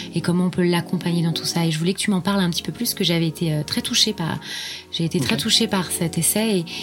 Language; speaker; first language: French; native; French